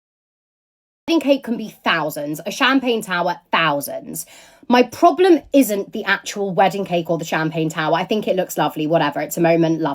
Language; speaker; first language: English; native; English